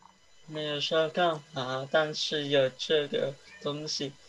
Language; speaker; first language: Chinese; early bilingual, heritage; Chinese